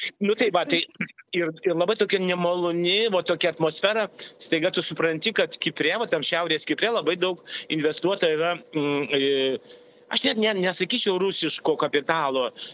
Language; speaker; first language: Lithuanian; non-native, local second language; Russian